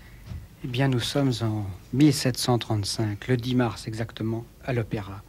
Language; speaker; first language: French; native; French